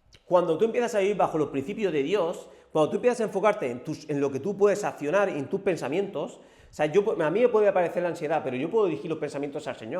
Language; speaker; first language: Spanish; native; Spanish